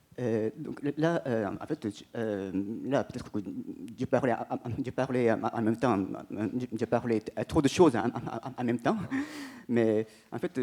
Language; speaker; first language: French; non-native, fluent; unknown